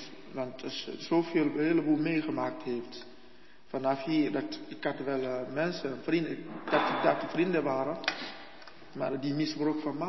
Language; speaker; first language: Dutch; non-native, learner; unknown